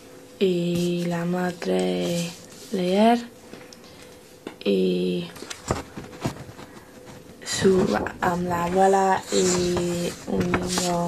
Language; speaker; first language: Spanish; non-native, learner; English